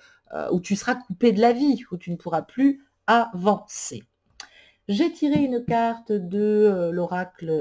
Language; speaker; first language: French; native; French